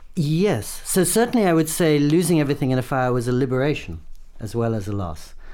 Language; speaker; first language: English; native; English